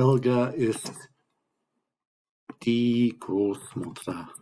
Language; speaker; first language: German; non-native, fluent; English